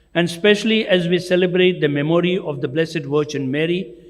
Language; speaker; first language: English; non-native, local second language; Gujarati